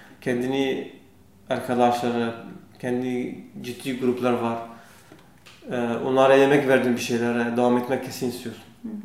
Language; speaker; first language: Turkish; non-native, learner; Kurdish